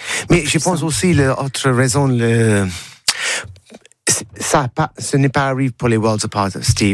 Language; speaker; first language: French; non-native, learner; English